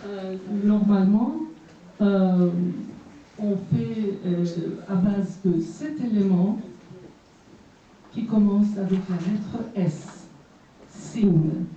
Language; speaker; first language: French; non-native, fluent; Persian